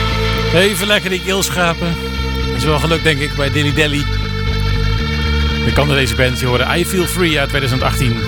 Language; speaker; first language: Dutch; native; Dutch